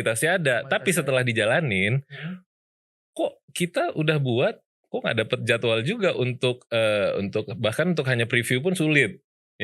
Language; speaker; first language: Indonesian; native; Indonesian